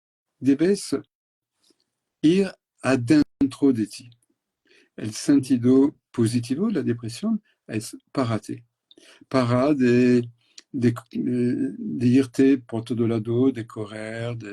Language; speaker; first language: Spanish; non-native, fluent; French